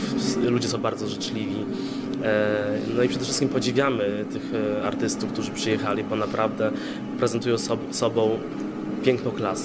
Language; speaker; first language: Polish; early bilingual, other home language; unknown